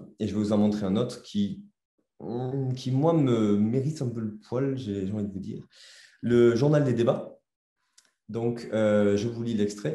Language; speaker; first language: French; native; French